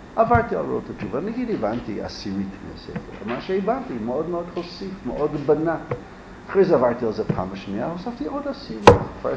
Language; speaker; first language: Hebrew; non-native, fluent; English